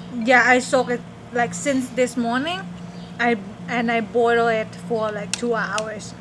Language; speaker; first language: English; non-native, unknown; Thai